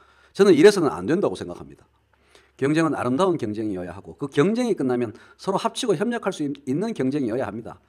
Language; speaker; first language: Korean; native; Korean